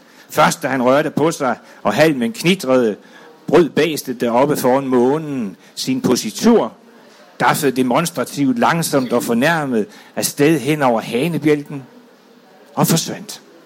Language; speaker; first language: Danish; native; Danish